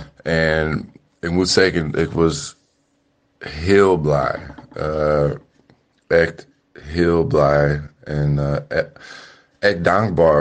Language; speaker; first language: Dutch; non-native, learner; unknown